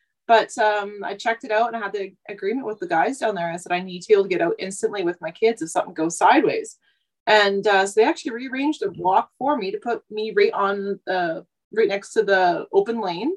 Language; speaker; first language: English; native; English